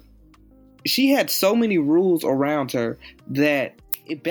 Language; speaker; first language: English; native; English